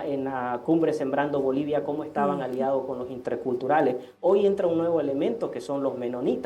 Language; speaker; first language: Spanish; native; Spanish